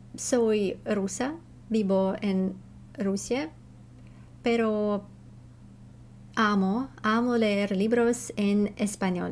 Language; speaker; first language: Spanish; non-native, learner; Russian